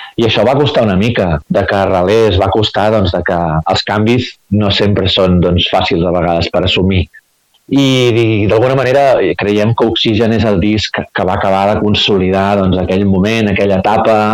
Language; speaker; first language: Catalan; native; Catalan